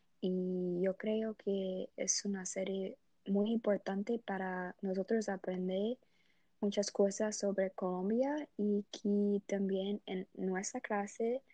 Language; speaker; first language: Spanish; non-native, learner; English